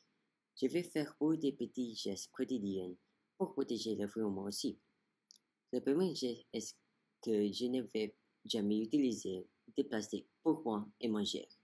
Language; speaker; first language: French; non-native, learner; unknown